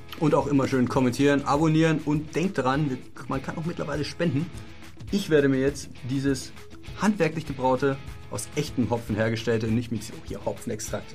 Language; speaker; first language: German; native; German